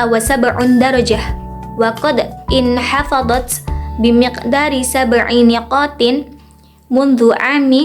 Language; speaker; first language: Arabic; non-native, learner; Indonesian